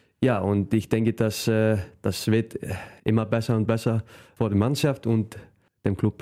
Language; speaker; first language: German; non-native, fluent; Icelandic